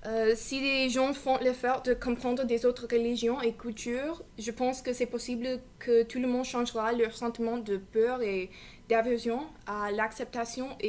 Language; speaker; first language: French; non-native, learner; English